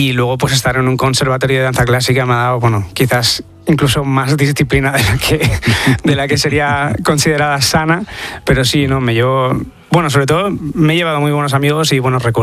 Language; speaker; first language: Spanish; early bilingual, other home language; English